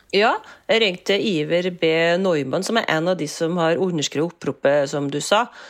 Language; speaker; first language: Norwegian; native; Norwegian